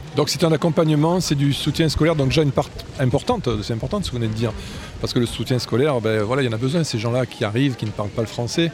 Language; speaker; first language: French; native; French